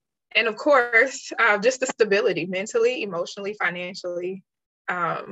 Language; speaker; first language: English; native; English